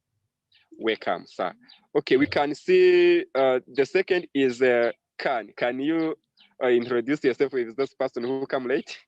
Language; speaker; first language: English; non-native, fluent; Kinyarwanda